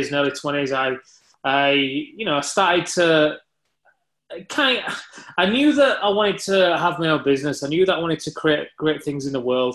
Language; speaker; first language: English; native; English